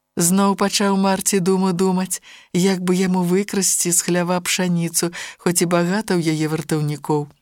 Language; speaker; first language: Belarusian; native; Belarusian